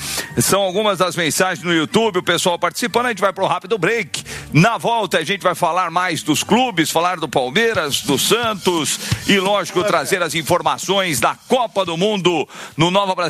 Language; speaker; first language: Portuguese; native; Portuguese